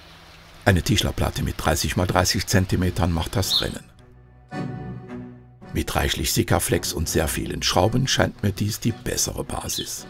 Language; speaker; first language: German; native; German